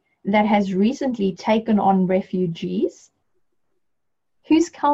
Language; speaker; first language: English; native; English